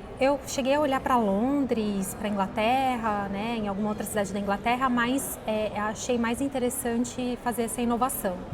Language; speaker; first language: Portuguese; native; Portuguese